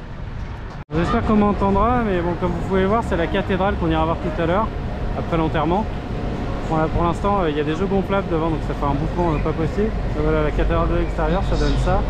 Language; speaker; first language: French; native; French